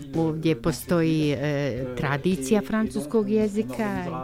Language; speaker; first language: Bosnian; non-native, fluent; French